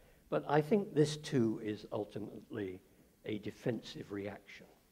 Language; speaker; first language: English; native; English